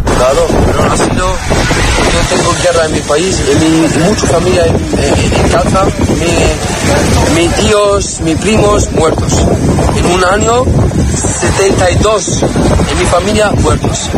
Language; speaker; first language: Spanish; non-native, learner; Arabic